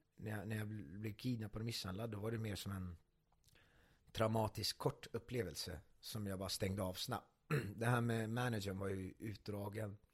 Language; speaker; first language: Swedish; native; Swedish